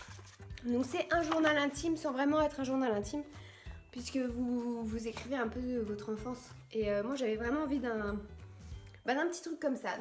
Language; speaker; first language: French; native; French